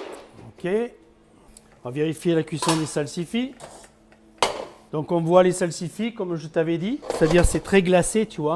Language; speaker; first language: French; native; French